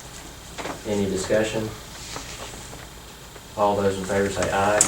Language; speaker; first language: English; native; English